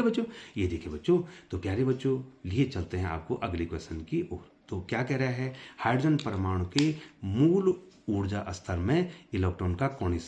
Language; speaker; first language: Hindi; native; Hindi